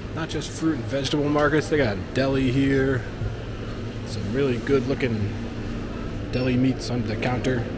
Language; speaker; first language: English; native; English